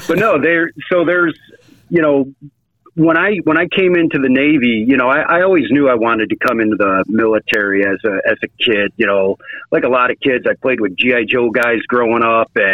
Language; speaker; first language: English; native; English